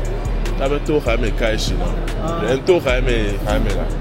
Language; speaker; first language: Chinese; non-native, fluent; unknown